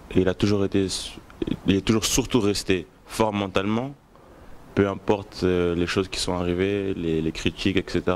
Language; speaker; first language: French; native; French